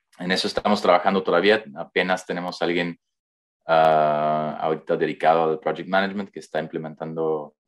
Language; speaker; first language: Spanish; non-native, fluent; Dutch